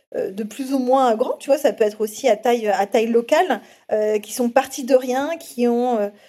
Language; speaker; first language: French; native; French